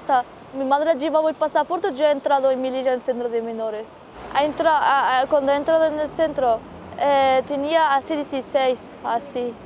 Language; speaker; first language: Spanish; non-native, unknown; Arabic